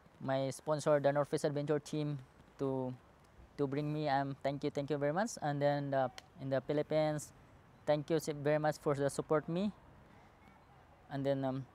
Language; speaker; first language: English; non-native, learner; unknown